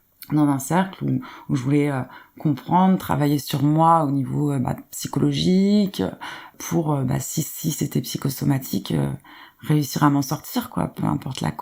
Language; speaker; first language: French; native; French